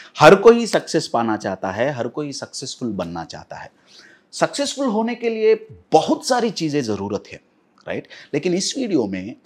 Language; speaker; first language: Hindi; non-native, local second language; Telugu